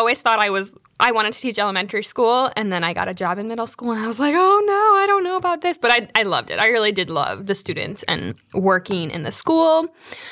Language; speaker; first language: English; native; English